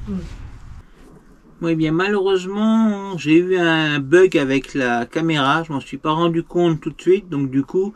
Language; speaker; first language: French; native; French